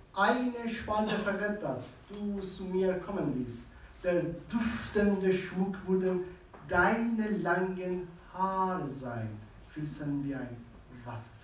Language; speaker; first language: German; non-native, fluent; Persian